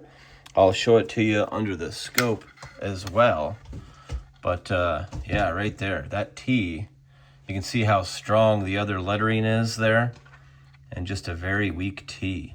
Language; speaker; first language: English; native; English